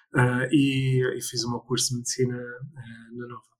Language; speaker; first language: Portuguese; early bilingual, other home language; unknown